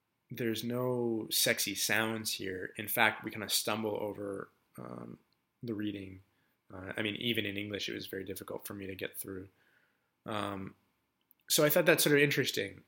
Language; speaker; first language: English; native; English